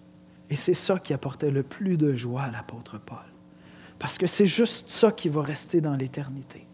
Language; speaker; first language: French; native; French